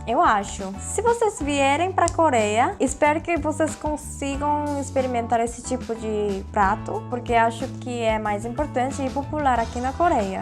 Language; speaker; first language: Portuguese; non-native, fluent; Korean